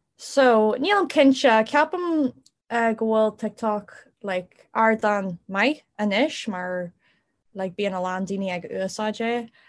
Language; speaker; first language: Irish; non-native, local second language; English